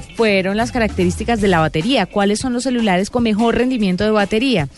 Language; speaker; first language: Spanish; native; Spanish